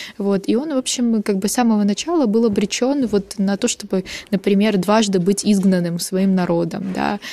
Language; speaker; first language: Russian; native; Russian